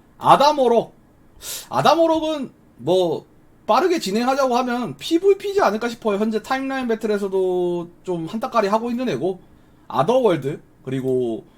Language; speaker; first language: Korean; native; Korean